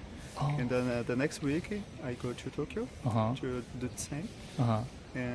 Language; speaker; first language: English; non-native, learner; Portuguese